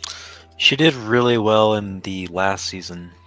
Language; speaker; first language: English; native; English